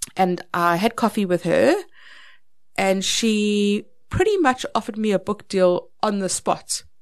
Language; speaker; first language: English; native; English